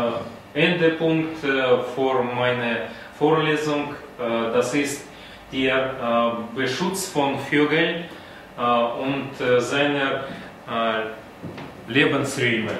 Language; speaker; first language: German; non-native, learner; Russian